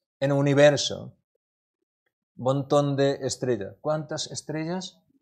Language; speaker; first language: Spanish; non-native, learner; Korean